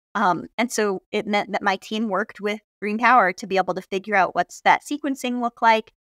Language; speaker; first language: English; native; English